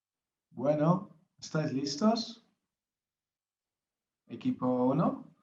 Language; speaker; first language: Spanish; non-native, learner; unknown